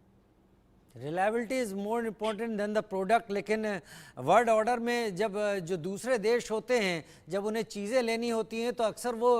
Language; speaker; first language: Hindi; native; Hindi